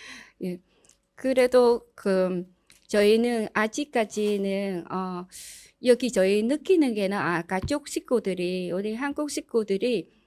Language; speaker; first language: Korean; non-native, learner; Vietnamese